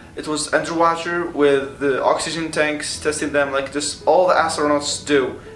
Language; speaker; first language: English; non-native, fluent; Arabic